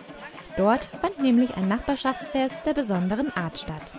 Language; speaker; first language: German; native; German